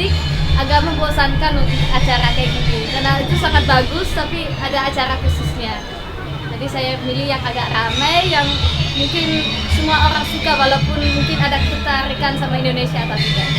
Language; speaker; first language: Indonesian; non-native, fluent; Dutch